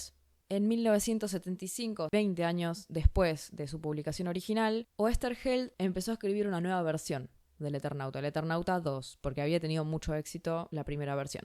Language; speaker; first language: Spanish; native; Spanish